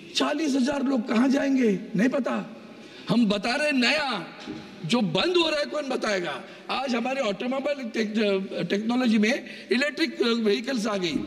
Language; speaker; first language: Hindi; non-native, local second language; Marathi